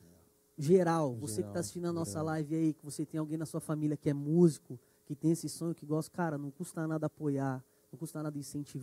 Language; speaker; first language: Portuguese; native; Portuguese